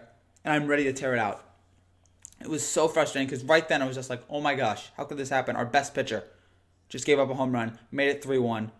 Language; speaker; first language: English; native; English